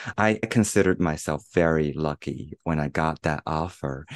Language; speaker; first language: English; non-native, fluent; Chinese